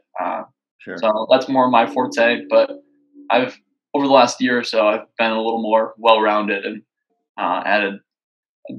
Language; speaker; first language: English; native; English